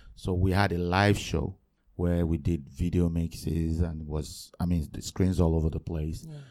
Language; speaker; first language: English; non-native, local second language; Yoruba